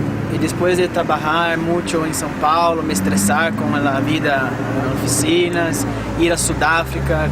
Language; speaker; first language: Spanish; non-native, fluent; Portuguese